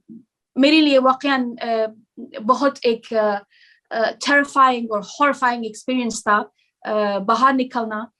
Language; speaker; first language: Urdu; non-native, learner; Persian